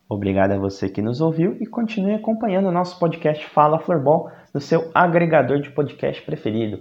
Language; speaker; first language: Portuguese; native; Portuguese